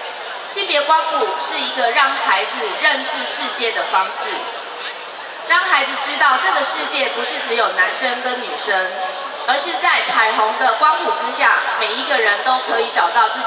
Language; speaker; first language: Chinese; native; Chinese